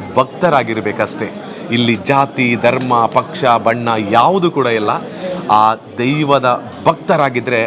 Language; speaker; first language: Kannada; native; Kannada